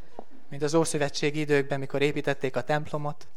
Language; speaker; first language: Hungarian; native; Hungarian